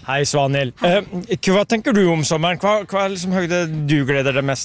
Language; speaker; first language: Norwegian; native; Norwegian